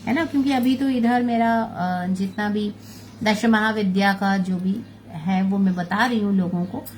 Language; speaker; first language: Hindi; non-native, local second language; Bangla